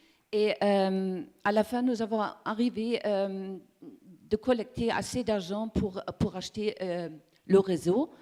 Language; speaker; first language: French; non-native, learner; German